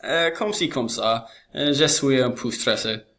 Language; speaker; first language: French; non-native, learner; English